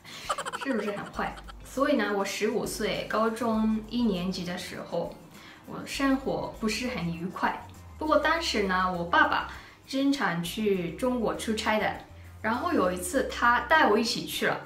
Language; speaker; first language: Chinese; non-native, fluent; Japanese